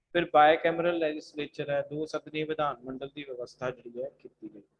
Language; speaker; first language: Hindi; non-native, local second language; Punjabi